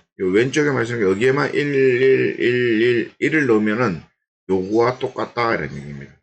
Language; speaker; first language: Korean; native; Korean